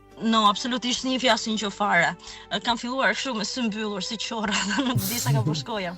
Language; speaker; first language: Albanian; native; Albanian